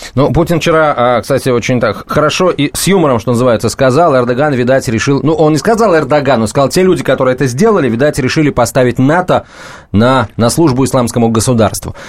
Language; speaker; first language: Russian; native; Russian